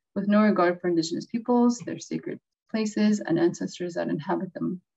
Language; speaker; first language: English; native; English